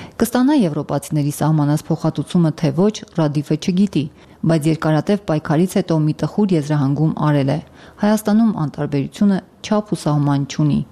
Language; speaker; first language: Armenian; native; Armenian